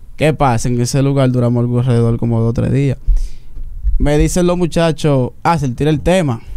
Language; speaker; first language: Spanish; early bilingual, heritage; Spanish